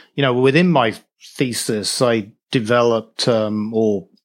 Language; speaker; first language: English; native; English